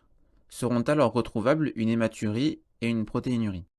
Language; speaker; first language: French; native; French